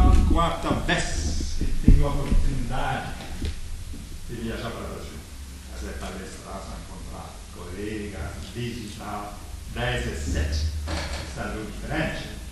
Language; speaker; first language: Portuguese; non-native, fluent; French